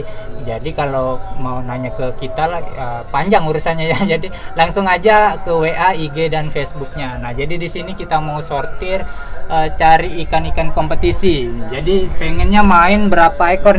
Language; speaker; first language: Indonesian; native; Indonesian